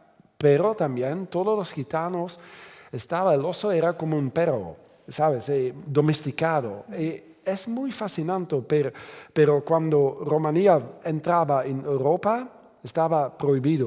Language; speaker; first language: Spanish; non-native, fluent; Dutch